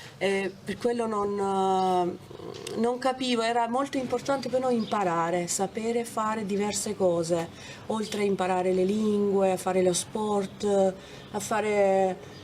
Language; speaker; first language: Italian; non-native, fluent; Albanian